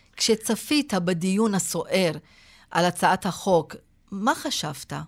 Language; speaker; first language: Hebrew; non-native, local second language; Arabic